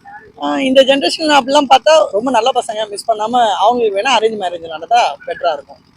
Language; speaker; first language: Tamil; native; Tamil